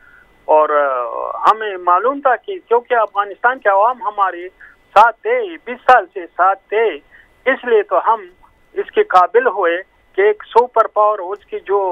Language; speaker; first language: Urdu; non-native, fluent; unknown